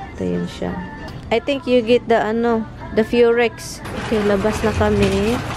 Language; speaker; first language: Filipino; non-native, local second language; Cebuano